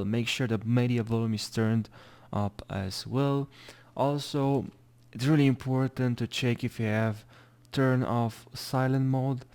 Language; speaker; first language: English; non-native, fluent; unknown